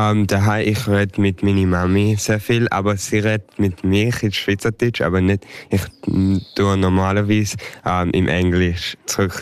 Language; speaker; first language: German; early bilingual, heritage; English